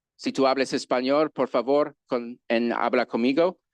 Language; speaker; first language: Spanish; non-native, learner; English